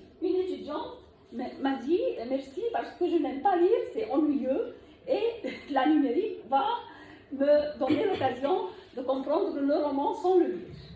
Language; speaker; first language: French; non-native, fluent; Arabic